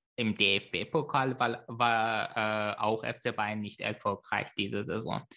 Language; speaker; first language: German; non-native, fluent; Persian